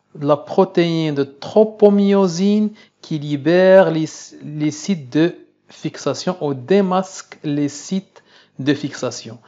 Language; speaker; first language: French; non-native, local second language; Arabic